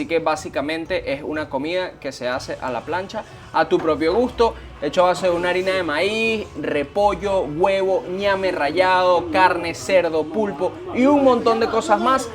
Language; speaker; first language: Spanish; native; Spanish